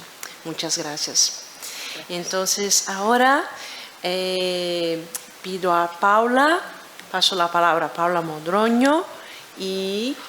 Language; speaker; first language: Spanish; non-native, fluent; Portuguese